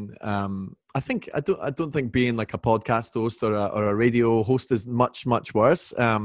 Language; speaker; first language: English; native; English